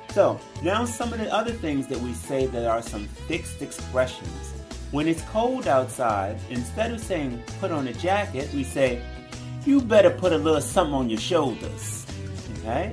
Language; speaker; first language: English; native; English